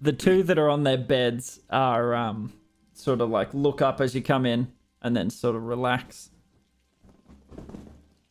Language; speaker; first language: English; native; English